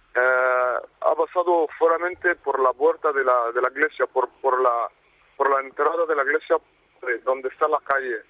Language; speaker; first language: Spanish; non-native, learner; Arabic